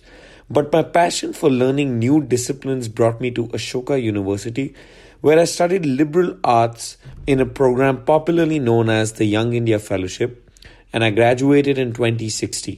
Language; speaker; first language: English; non-native, local second language; Hindi